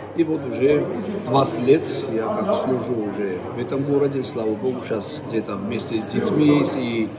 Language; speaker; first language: Russian; non-native, local second language; Georgian